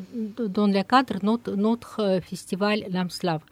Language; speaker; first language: French; non-native, learner; Russian